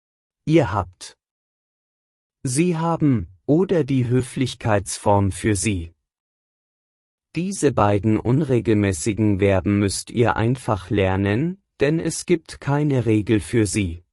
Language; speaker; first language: German; non-native, fluent; Persian